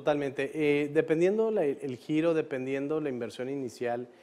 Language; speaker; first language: Spanish; native; Spanish